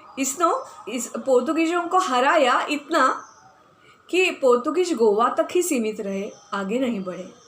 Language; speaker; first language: Hindi; non-native, local second language; Marathi